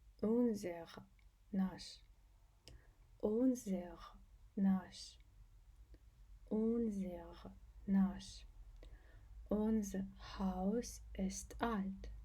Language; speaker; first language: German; non-native, fluent; Ukrainian